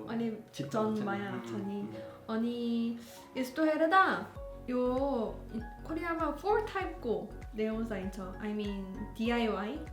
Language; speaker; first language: Nepali; non-native, learner; Korean